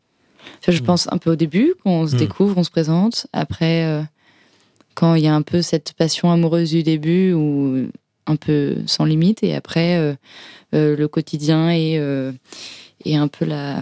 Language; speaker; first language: French; native; French